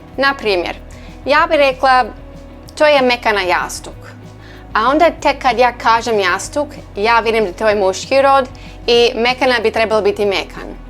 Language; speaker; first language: Croatian; non-native, learner; English